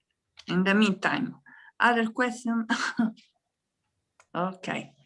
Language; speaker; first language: English; non-native, fluent; Italian